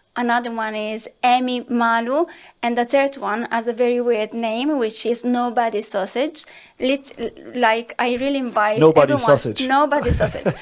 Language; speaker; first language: English; non-native, fluent; Italian